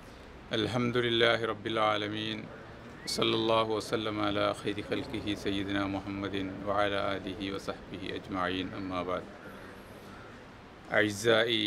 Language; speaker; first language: Arabic; non-native, fluent; Malayalam